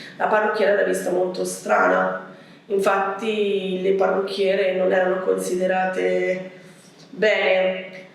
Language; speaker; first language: Italian; early bilingual, other home language; Arabic